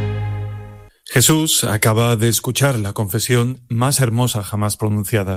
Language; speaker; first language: Spanish; native; Spanish